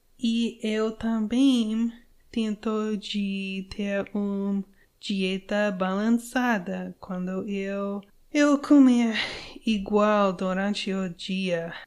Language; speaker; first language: Portuguese; non-native, learner; English